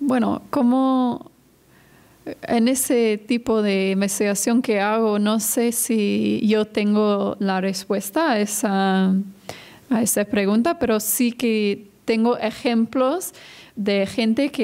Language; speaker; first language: Spanish; non-native, fluent; English